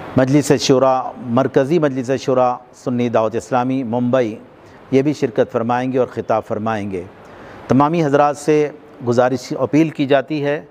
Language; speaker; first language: Urdu; native; Urdu